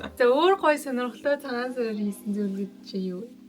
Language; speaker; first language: Mongolian; native; Mongolian